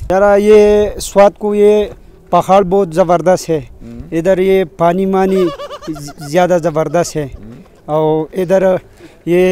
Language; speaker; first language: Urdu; non-native, local second language; Pashto